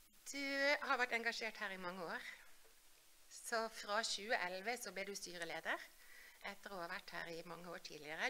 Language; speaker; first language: Norwegian; native; Norwegian